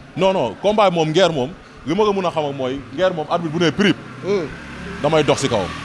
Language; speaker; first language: Wolof; non-native, local second language; Serer